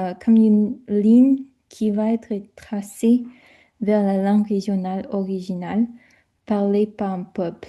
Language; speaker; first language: French; non-native, fluent; English